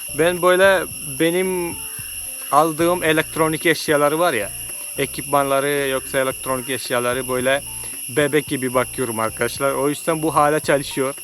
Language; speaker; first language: Turkish; non-native, fluent; Malayalam